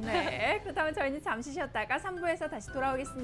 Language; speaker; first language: Korean; native; Korean